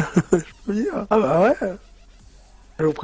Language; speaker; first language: French; native; French